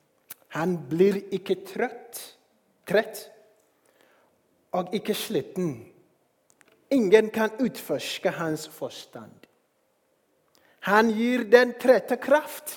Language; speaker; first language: Norwegian; non-native, fluent; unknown